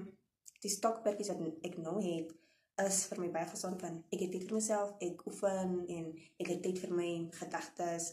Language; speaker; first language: Afrikaans; non-native, local second language; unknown